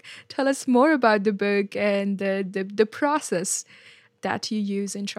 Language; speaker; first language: English; non-native, local second language; Hindi